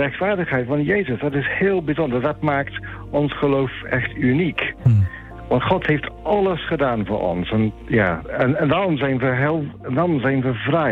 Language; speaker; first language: Dutch; non-native, fluent; English